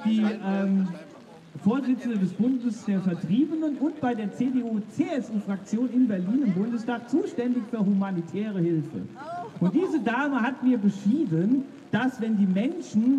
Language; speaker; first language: German; native; German